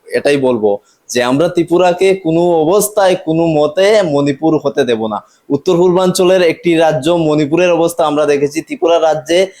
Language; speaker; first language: Bangla; native; Bangla